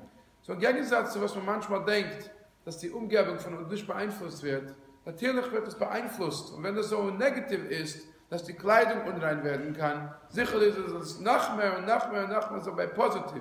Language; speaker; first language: German; non-native, fluent; English